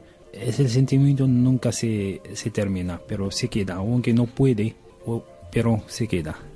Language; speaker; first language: Spanish; non-native, learner; Arabic